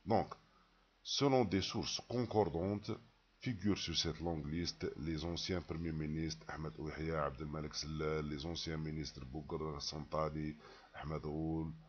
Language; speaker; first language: French; non-native, local second language; Arabic